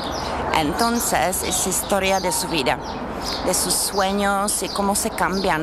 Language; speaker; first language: Spanish; non-native, fluent; Czech